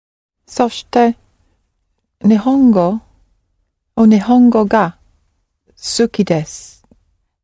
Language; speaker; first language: Japanese; non-native, learner; English